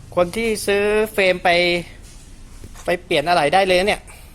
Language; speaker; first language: Thai; native; Thai